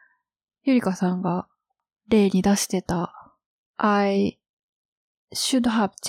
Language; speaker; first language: Japanese; native; Japanese